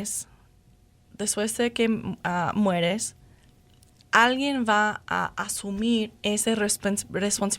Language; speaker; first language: Spanish; non-native, fluent; English